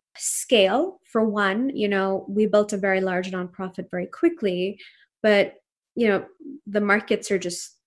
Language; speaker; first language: English; non-native, local second language; Urdu